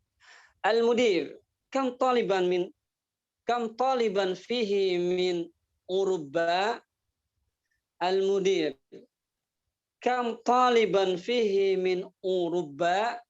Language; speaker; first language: Arabic; non-native, fluent; Indonesian